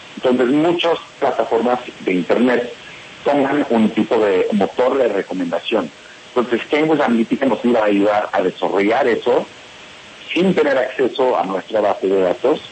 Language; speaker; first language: Spanish; non-native, fluent; English